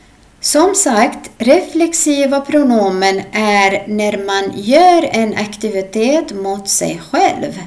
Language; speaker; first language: Swedish; non-native, fluent; Arabic